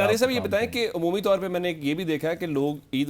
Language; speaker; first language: Urdu; native; Urdu